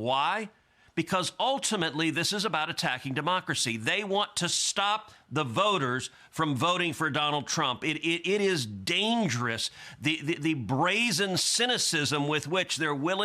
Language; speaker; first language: English; native; English